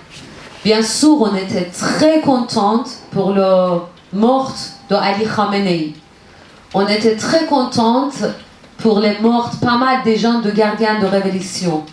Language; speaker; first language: French; non-native, learner; Persian